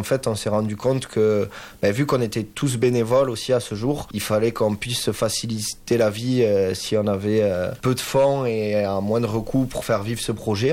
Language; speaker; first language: French; native; French